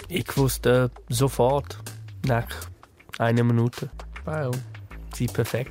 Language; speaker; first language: German; non-native, learner; English